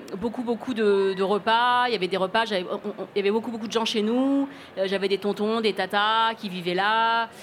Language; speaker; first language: French; early bilingual, other home language; Cantonese